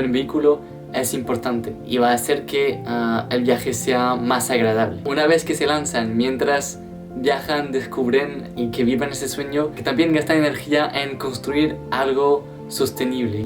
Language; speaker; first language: Spanish; non-native, fluent; French